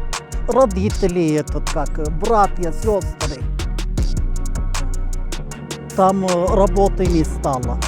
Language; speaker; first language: Russian; non-native, local second language; Turkmen